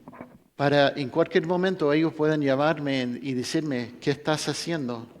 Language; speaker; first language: Spanish; non-native, fluent; English